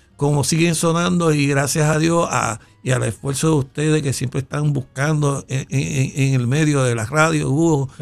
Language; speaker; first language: Spanish; native; Spanish